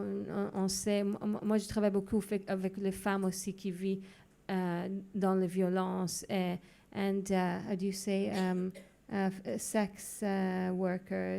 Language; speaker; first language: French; non-native, fluent; Hebrew